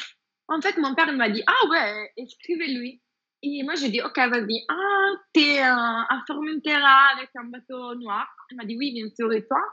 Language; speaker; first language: French; non-native, fluent; Spanish